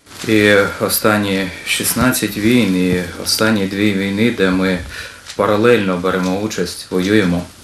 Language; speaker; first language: Ukrainian; native; Ukrainian